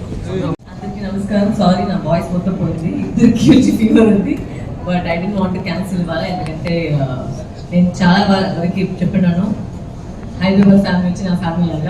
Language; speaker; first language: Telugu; non-native, local second language; Tamil